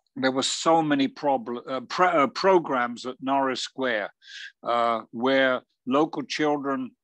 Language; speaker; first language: English; native; English